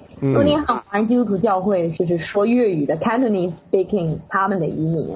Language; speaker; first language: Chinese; native; Chinese